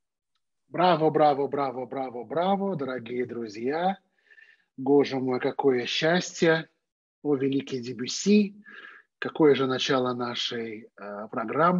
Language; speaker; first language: Russian; native; Russian